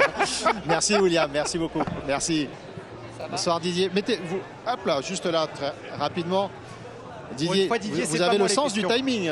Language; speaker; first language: French; native; French